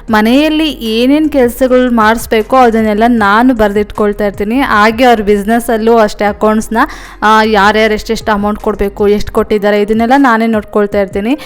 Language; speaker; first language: Kannada; non-native, local second language; Telugu